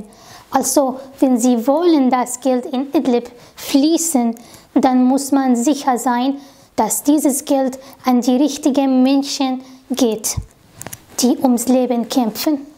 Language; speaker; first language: German; non-native, fluent; Arabic